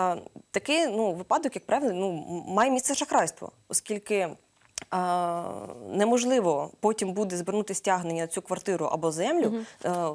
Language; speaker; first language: Ukrainian; native; Ukrainian